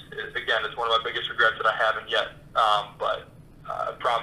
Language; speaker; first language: English; native; English